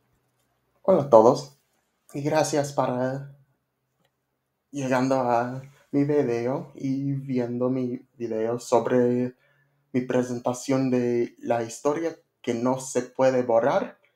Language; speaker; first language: Spanish; non-native, learner; English